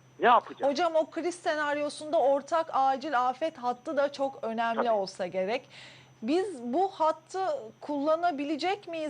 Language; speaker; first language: Turkish; native; Turkish